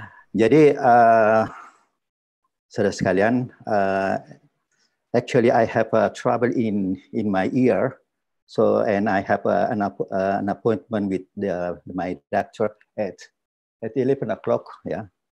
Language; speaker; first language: English; non-native, learner; Indonesian